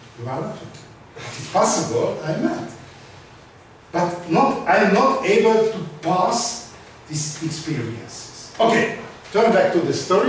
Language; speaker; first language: English; non-native, learner; Hungarian